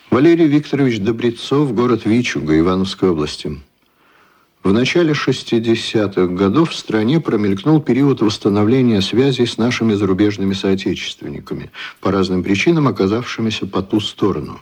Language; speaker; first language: Russian; native; Russian